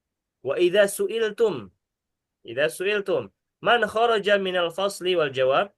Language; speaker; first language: Arabic; non-native, fluent; Indonesian